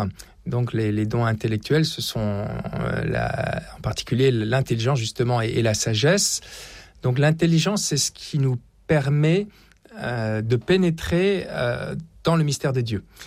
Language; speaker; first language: French; native; French